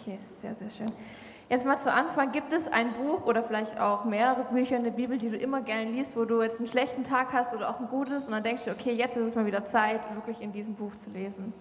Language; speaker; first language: German; native; German